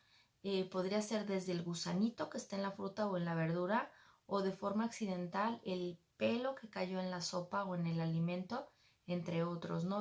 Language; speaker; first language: Spanish; native; Spanish